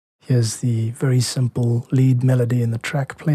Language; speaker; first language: English; native; English